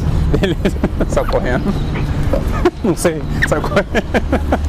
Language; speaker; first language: Portuguese; native; Portuguese